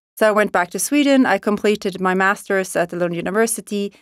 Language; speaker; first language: English; non-native, fluent; Swedish